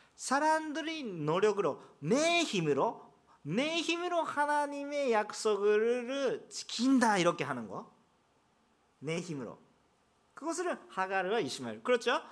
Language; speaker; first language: Korean; non-native, fluent; Japanese